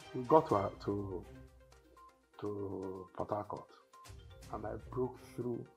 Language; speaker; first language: English; non-native, local second language; Igbo